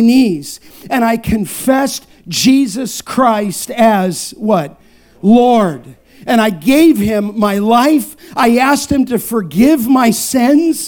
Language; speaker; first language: English; native; English